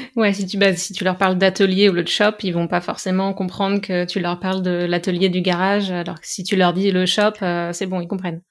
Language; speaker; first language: French; native; French